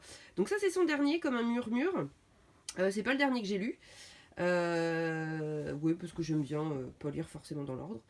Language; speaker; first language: French; native; French